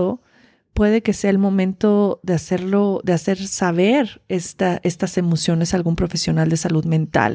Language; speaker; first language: Spanish; native; Spanish